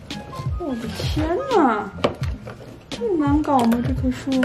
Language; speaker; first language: Chinese; native; Chinese